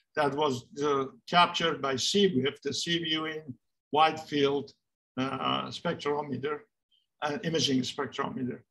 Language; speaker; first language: English; non-native, fluent; Persian